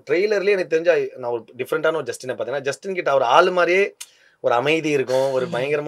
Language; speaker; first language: Tamil; native; Tamil